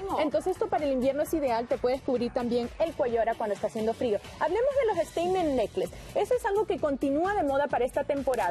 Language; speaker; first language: Spanish; native; Spanish